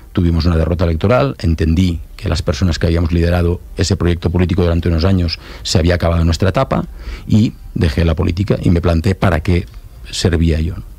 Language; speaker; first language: Spanish; non-native, local second language; Catalan